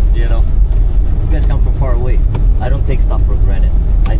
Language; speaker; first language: English; non-native, local second language; Italian